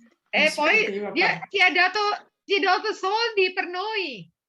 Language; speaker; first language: Italian; non-native, learner; Indonesian